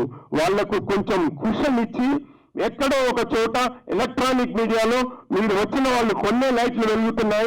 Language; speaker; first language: Telugu; native; Telugu